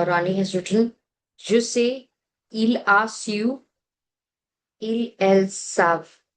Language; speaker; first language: French; non-native, fluent; Hindi